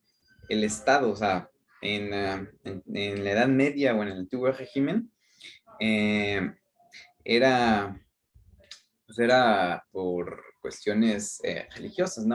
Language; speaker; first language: Spanish; native; Spanish